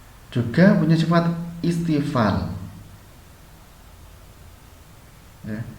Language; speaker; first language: Indonesian; native; Indonesian